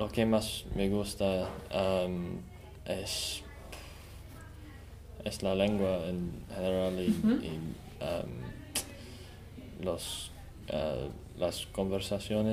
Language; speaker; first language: Spanish; non-native, learner; English